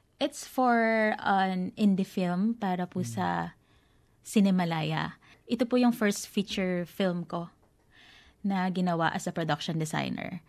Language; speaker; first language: Filipino; native; Filipino